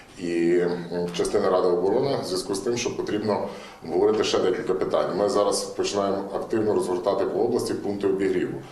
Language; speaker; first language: Ukrainian; native; Ukrainian